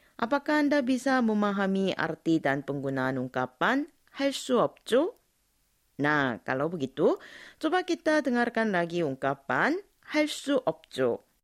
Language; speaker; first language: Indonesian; non-native, fluent; Korean